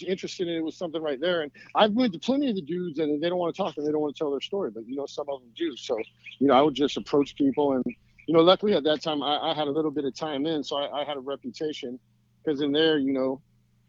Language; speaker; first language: English; native; English